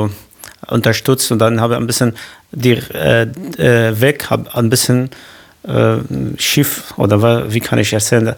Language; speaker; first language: German; non-native, local second language; Kurdish